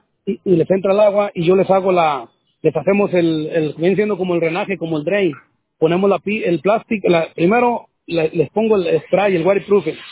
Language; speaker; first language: Spanish; native; Spanish